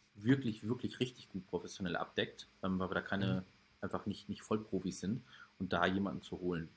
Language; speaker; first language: German; native; German